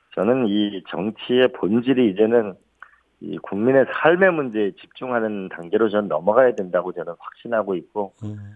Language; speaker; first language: Korean; native; Korean